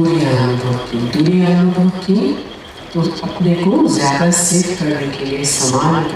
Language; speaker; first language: Hindi; native; Hindi